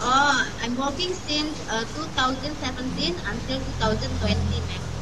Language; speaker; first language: English; non-native, learner; Indonesian